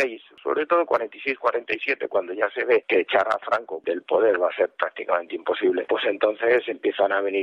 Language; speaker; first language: Spanish; native; Spanish